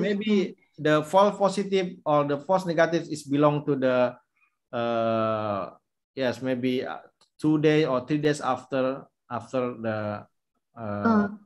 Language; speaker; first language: English; non-native, fluent; Indonesian